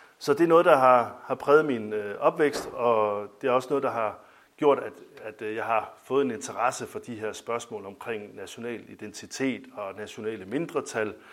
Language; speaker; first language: Danish; native; Danish